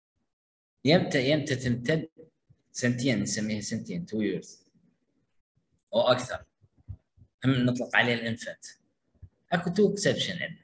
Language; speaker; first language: Arabic; native; Arabic